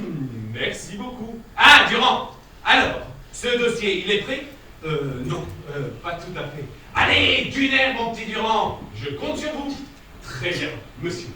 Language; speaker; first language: French; native; French